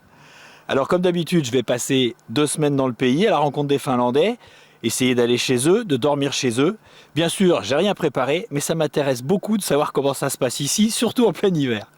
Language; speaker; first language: French; native; French